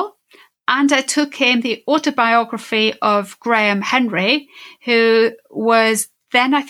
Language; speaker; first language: English; native; English